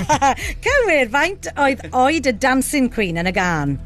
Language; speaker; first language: Welsh; native; Welsh